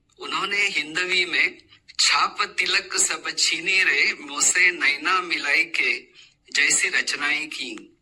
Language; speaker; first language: Hindi; non-native, local second language; Marathi